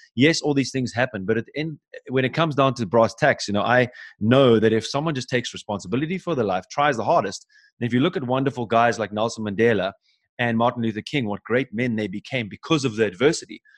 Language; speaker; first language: English; native; English